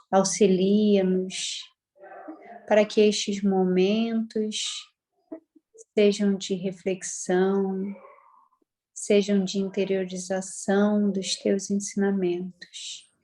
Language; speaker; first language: Portuguese; native; Portuguese